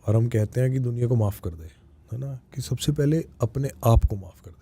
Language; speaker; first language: Hindi; non-native, local second language; Punjabi